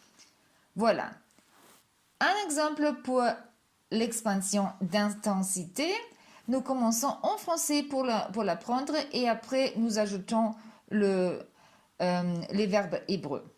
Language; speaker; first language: French; non-native, fluent; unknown